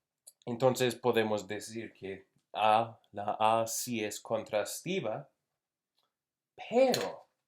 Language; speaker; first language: Spanish; non-native, fluent; English